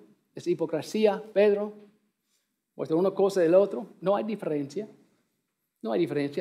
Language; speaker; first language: Spanish; non-native, learner; English